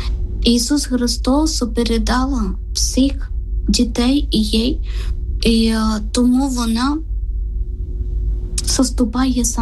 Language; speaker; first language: Ukrainian; non-native, learner; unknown